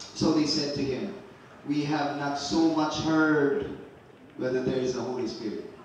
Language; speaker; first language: English; non-native, local second language; Filipino